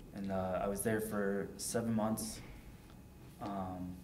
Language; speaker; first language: English; native; English